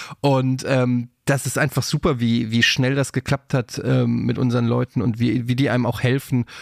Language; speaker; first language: German; native; German